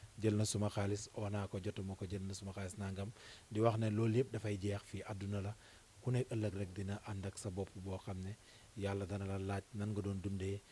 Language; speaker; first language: Wolof; non-native, local second language; Serer